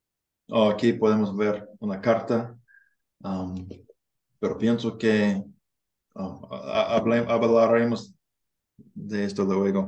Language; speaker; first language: Spanish; non-native, learner; English